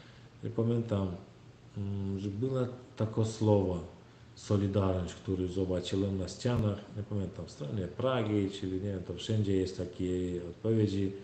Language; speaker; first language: Polish; non-native, learner; Turkmen